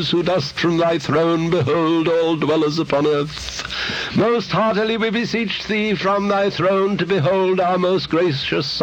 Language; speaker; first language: English; native; English